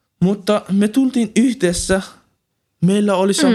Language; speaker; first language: Finnish; non-native, learner; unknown